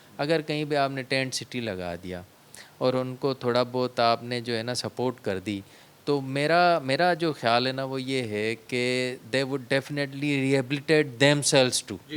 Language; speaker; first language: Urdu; non-native, local second language; Sindhi